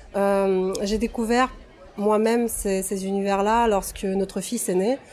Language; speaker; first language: French; non-native, fluent; Russian